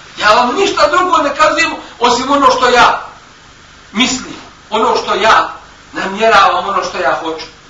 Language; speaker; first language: Bosnian; native; Bosnian